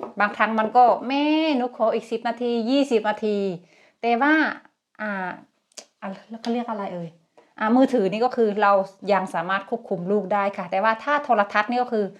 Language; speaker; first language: Thai; native; Thai